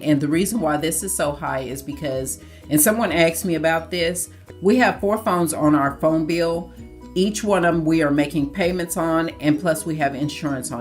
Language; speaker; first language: English; native; English